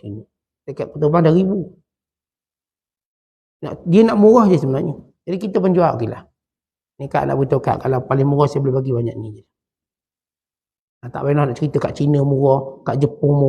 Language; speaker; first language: Malay; native; Malay